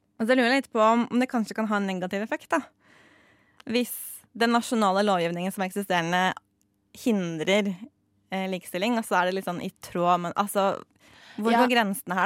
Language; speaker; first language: Norwegian; native; Norwegian